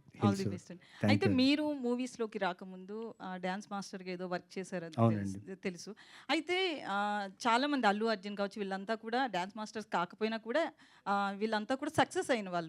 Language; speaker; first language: Telugu; native; Telugu